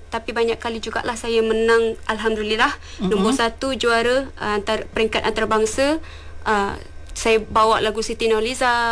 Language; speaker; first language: Malay; non-native, local second language; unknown